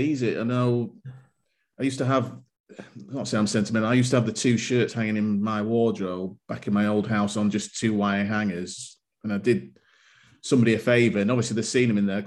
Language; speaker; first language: English; native; English